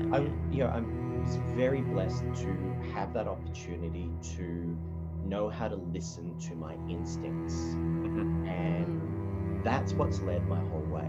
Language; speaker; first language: English; native; English